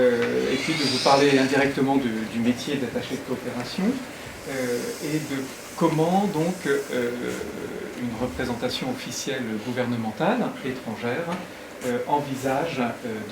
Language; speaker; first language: French; native; French